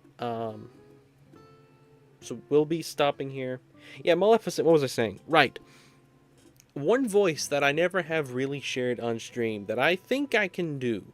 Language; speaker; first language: English; native; English